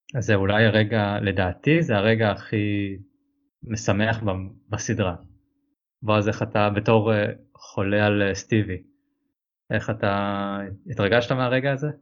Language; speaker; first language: Hebrew; native; Hebrew